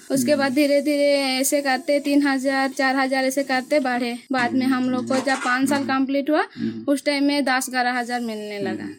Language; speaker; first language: Hindi; non-native, local second language; Assamese